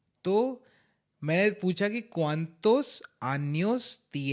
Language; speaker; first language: Spanish; non-native, learner; Hindi